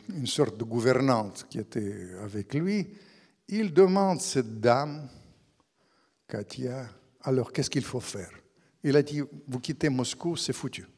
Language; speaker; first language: French; non-native, fluent; Ukrainian